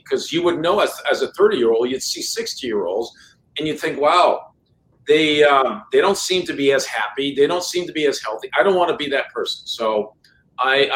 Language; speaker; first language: English; non-native, fluent; French